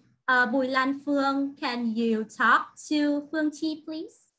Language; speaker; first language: Vietnamese; native; Vietnamese